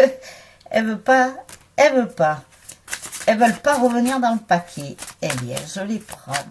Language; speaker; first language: French; native; French